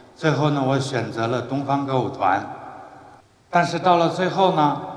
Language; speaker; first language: Chinese; native; Chinese